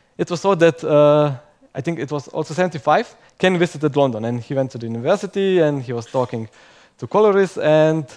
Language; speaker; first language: English; non-native, fluent; Croatian